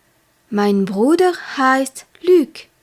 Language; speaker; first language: German; non-native, fluent; French